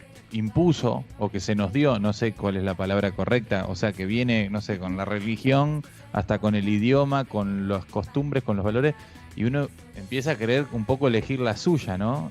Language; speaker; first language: Spanish; native; Spanish